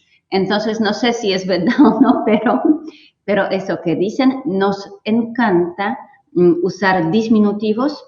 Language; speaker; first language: Spanish; non-native, fluent; Polish